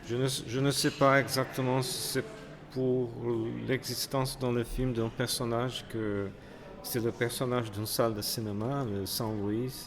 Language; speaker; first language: French; non-native, fluent; Portuguese